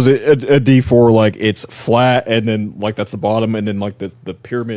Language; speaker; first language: English; native; English